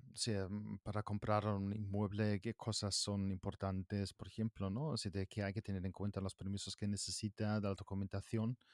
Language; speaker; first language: Spanish; non-native, fluent; German